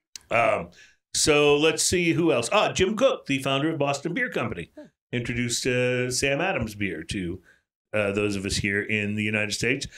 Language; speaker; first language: English; native; English